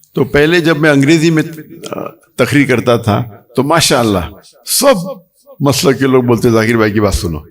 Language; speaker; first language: Urdu; non-native, local second language; Konkani